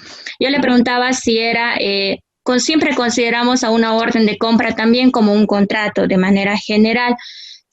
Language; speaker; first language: Spanish; native; Spanish